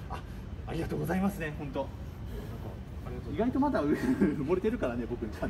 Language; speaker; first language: Japanese; native; Japanese